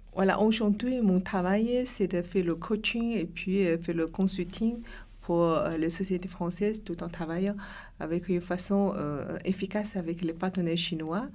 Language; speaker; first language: French; non-native, fluent; Chinese